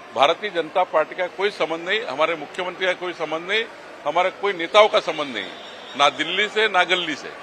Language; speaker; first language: Hindi; non-native, local second language; Marathi